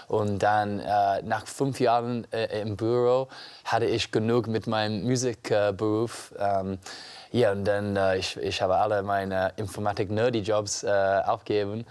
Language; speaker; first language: German; non-native, learner; English